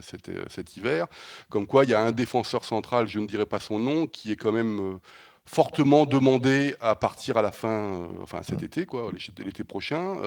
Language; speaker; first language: French; native; French